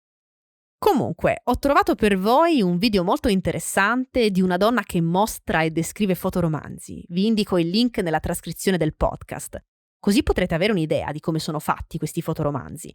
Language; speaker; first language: Italian; native; Italian